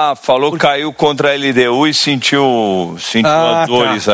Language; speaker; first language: Portuguese; native; Portuguese